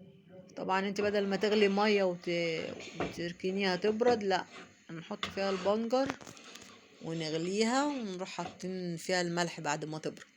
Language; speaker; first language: Arabic; native; Arabic